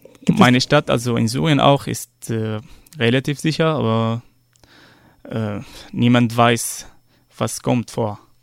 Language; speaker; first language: German; non-native, learner; Arabic